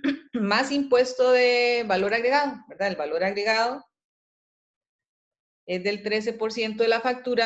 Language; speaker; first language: Spanish; native; Spanish